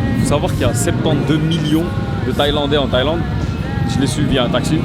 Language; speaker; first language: French; native; French